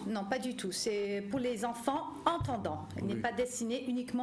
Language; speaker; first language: French; native; French